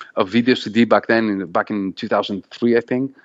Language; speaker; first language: English; non-native, fluent; Greek